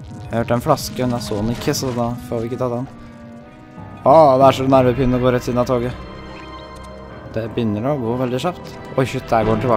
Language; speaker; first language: Norwegian; native; Norwegian